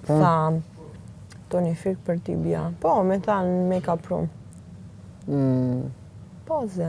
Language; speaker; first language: Albanian; early bilingual, heritage; Albanian